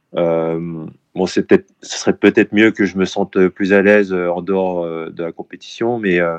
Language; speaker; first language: French; early bilingual, other home language; Korean